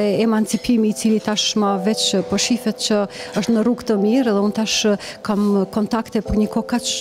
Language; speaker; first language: Albanian; native; Albanian